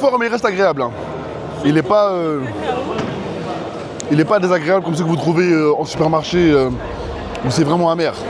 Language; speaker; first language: French; native; French